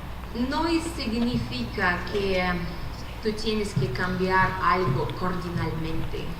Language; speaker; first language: Spanish; non-native, fluent; Russian